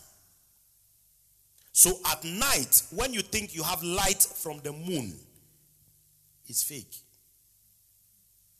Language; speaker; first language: English; non-native, local second language; Akan